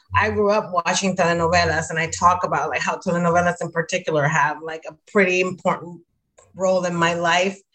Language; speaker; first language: English; non-native, fluent; Spanish